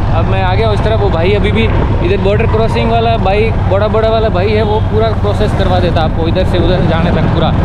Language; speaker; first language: Hindi; native; Hindi